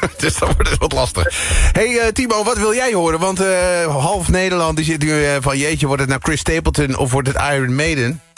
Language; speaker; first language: Dutch; native; Dutch